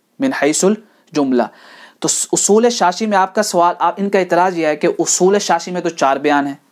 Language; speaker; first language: Urdu; non-native, local second language; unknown